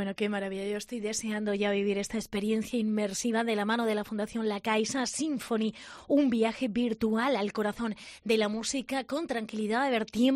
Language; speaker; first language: Spanish; native; Spanish